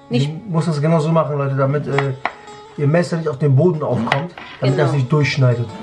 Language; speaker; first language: German; early bilingual, other home language; Kurdish